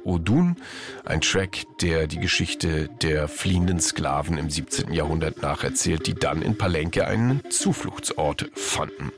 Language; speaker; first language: German; native; German